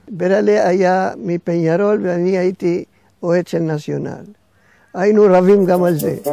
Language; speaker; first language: Hebrew; non-native, fluent; Spanish